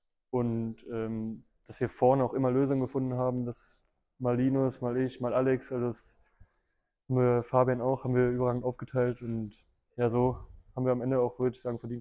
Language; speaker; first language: German; native; German